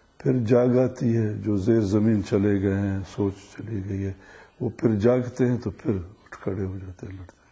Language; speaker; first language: Urdu; non-native, local second language; Baluchi